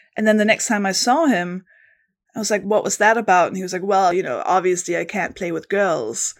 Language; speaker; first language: English; non-native, fluent; Danish